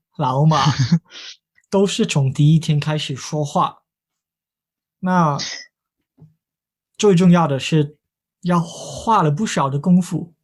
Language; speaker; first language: Chinese; non-native, fluent; English